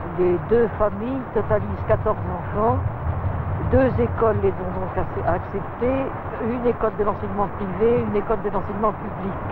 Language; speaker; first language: French; native; French